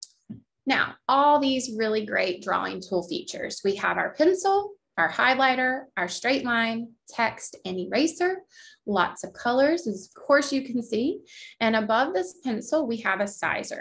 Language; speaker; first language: English; native; English